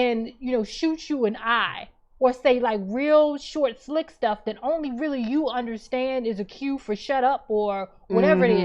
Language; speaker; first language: English; native; English